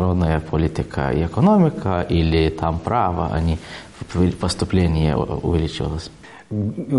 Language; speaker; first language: Russian; non-native, fluent; Lithuanian